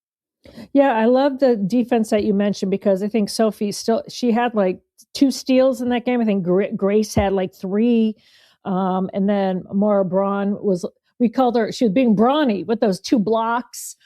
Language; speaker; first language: English; native; English